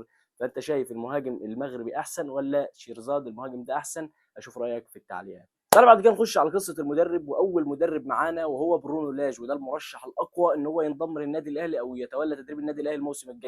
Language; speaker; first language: Arabic; native; Arabic